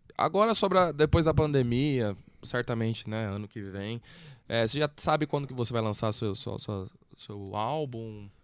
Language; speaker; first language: Portuguese; native; Portuguese